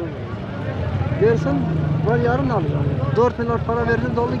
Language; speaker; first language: Turkish; non-native, learner; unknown